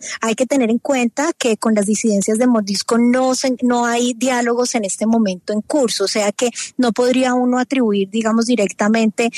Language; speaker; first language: Spanish; native; Spanish